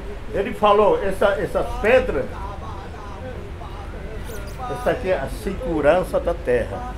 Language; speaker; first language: Portuguese; non-native, local second language; Yanomámi